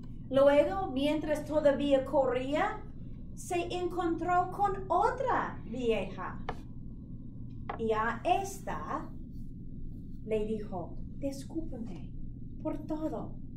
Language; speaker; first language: Spanish; non-native, fluent; English